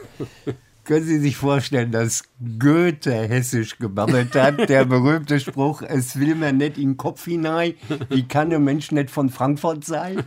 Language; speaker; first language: German; native; German